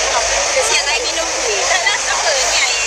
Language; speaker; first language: Indonesian; non-native, local second language; Malay